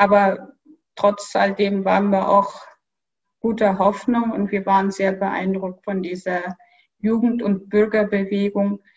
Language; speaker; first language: German; non-native, fluent; Kyrgyz